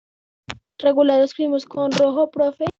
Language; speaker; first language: Spanish; native; Spanish